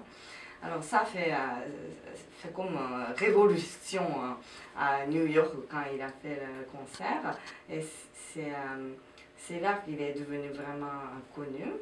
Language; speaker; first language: French; non-native, fluent; Japanese